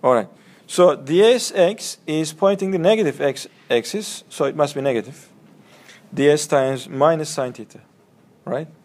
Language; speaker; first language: English; non-native, fluent; Turkish